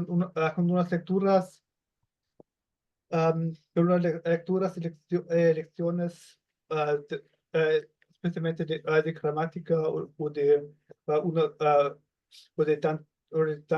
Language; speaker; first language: Spanish; non-native, learner; German